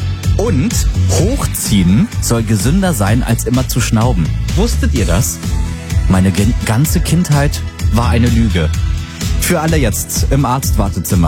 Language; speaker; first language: German; native; German